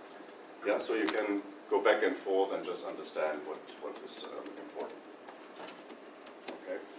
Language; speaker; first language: English; non-native, fluent; German